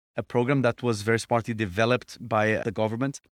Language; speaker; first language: English; non-native, fluent; Portuguese